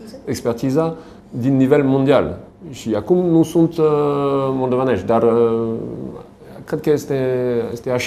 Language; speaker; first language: Romanian; non-native, learner; French